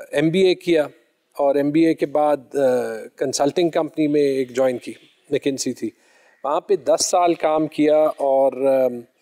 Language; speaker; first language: Urdu; non-native, local second language; Pashto